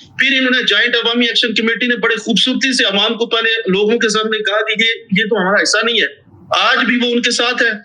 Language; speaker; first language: Urdu; non-native, local second language; Punjabi